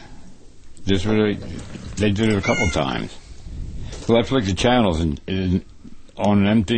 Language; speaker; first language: English; native; English